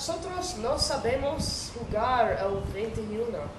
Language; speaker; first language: Spanish; non-native, learner; English